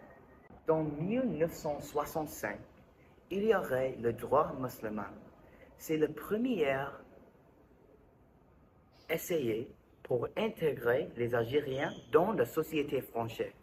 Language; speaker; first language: French; non-native, learner; English